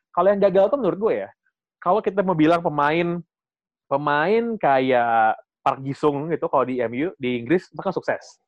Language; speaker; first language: Indonesian; native; Indonesian